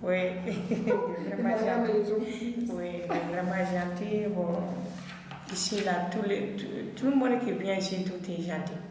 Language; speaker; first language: French; non-native, learner; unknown